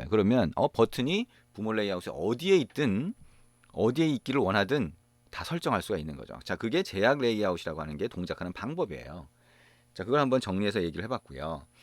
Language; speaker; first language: Korean; native; Korean